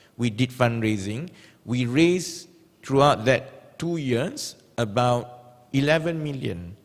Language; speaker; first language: English; non-native, local second language; Malay